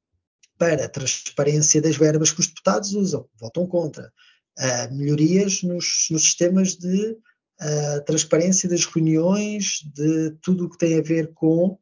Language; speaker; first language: Portuguese; native; Portuguese